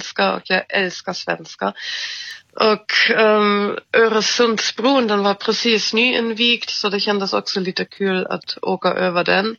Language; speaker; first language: Swedish; non-native, fluent; German